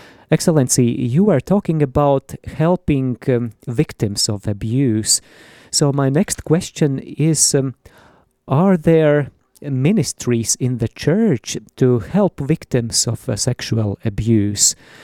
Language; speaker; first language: English; non-native, fluent; Latvian